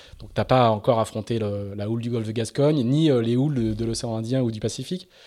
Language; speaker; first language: French; native; French